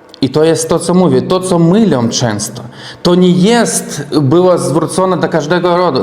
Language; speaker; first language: Polish; non-native, learner; Russian